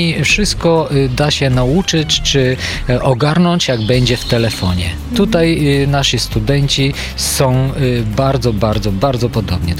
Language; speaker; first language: Polish; non-native, fluent; Bulgarian